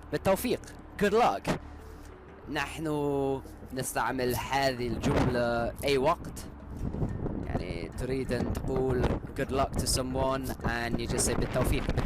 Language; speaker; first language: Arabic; non-native, learner; English